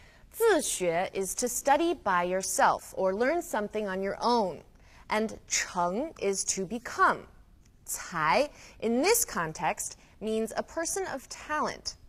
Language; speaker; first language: English; native; English